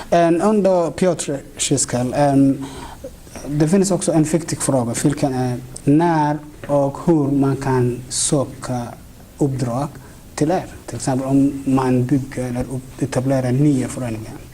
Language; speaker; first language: Swedish; non-native, fluent; Somali